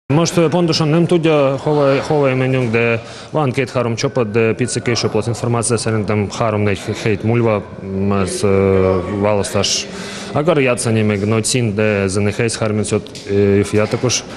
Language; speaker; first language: Hungarian; non-native, learner; Russian